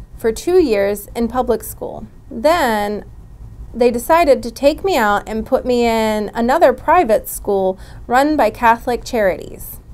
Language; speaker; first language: English; native; English